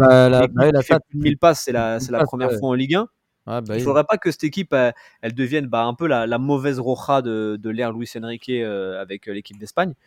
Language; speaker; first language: French; native; French